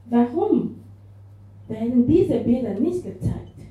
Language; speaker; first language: German; non-native, fluent; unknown